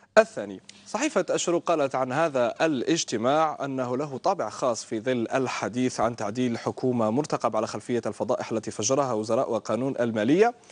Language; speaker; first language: Arabic; native; Arabic